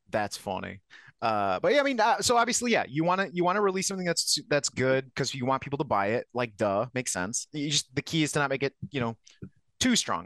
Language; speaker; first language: English; native; English